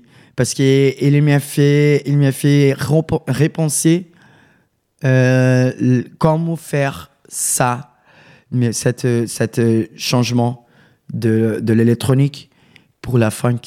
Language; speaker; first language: French; non-native, learner; Portuguese